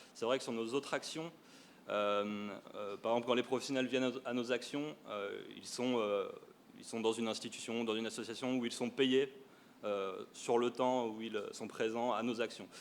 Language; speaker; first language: French; native; French